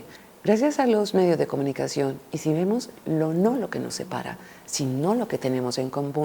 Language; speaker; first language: Spanish; native; Spanish